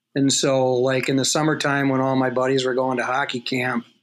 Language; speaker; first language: English; native; English